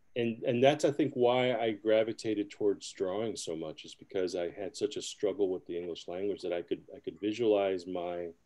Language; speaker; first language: English; early bilingual, other home language; Spanish